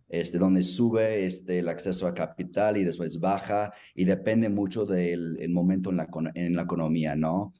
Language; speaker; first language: Spanish; non-native, fluent; English